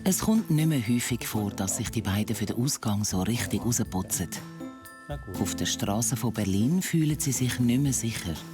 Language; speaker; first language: German; native; German